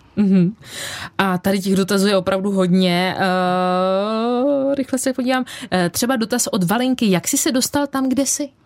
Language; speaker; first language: Czech; native; Czech